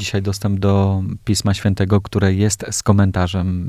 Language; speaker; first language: Polish; native; Polish